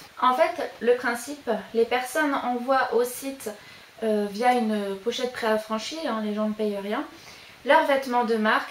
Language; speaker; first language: French; native; French